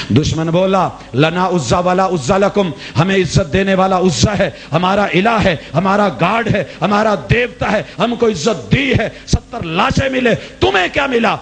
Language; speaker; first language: Urdu; non-native, local second language; Punjabi